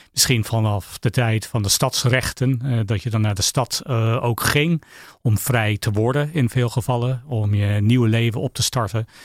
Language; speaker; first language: Dutch; non-native, fluent; English